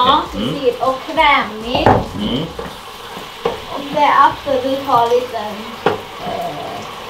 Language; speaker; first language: Swedish; non-native, learner; Thai